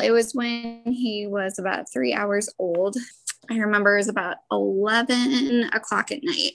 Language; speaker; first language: English; native; English